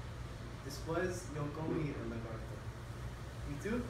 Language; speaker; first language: Spanish; non-native, learner; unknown